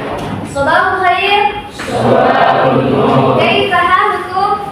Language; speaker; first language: Arabic; non-native, learner; Indonesian